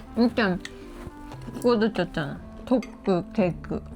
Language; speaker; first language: Korean; non-native, learner; Japanese